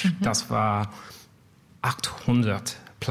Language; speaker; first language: German; non-native, learner; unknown